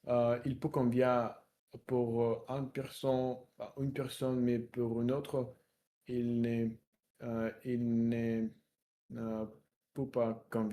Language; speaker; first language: French; non-native, learner; Russian